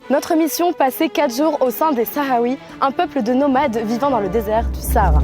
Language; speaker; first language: French; native; French